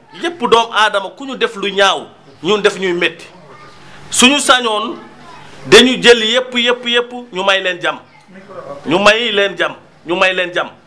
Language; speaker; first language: Wolof; non-native, local second language; Fula